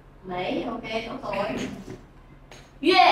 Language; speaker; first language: Vietnamese; native; Vietnamese